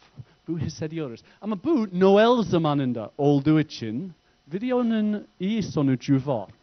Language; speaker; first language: Turkish; non-native, fluent; English